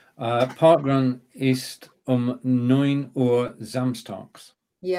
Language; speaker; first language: German; non-native, learner; English